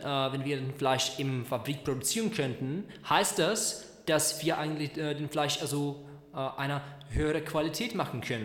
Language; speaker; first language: German; non-native, learner; Czech